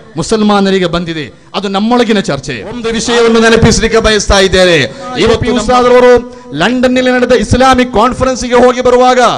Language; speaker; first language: Kannada; native; Kannada